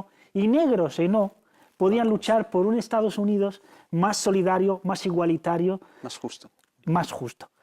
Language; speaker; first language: Spanish; native; Spanish